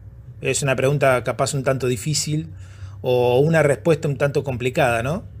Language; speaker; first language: Spanish; native; Spanish